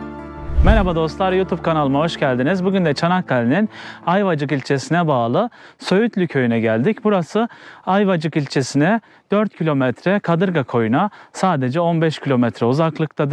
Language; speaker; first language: Turkish; native; Turkish